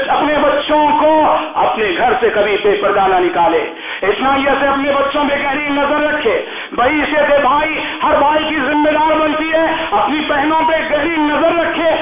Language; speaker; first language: Urdu; native; Urdu